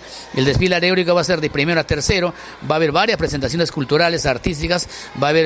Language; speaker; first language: Spanish; native; Spanish